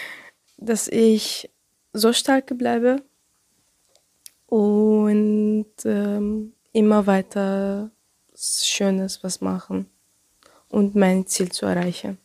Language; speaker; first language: German; non-native, learner; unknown